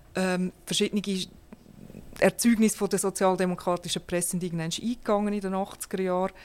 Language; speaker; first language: German; native; German